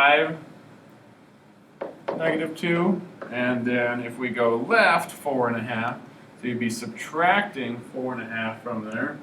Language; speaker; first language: English; native; English